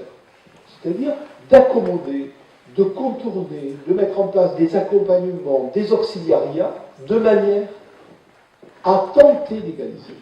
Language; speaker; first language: French; native; French